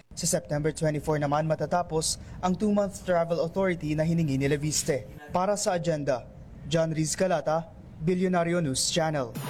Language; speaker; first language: Filipino; native; Filipino